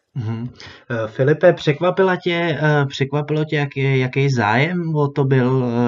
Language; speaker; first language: Czech; native; Czech